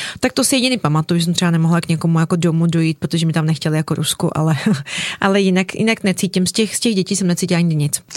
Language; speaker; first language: Czech; early bilingual, other home language; Russian